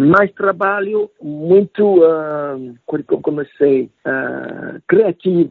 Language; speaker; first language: Portuguese; non-native, learner; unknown